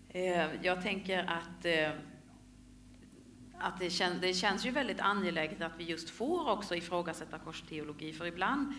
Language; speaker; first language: Swedish; native; Swedish